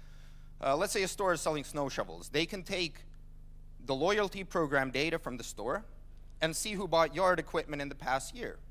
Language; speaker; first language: English; non-native, fluent; Finnish